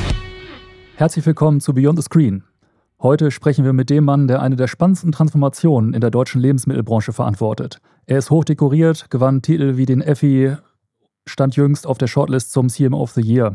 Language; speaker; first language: German; native; German